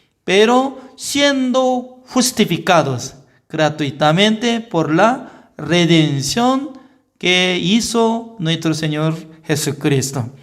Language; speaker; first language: Spanish; non-native, learner; Korean